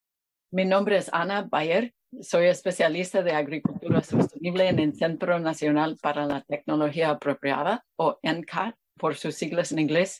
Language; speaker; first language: Spanish; non-native, fluent; English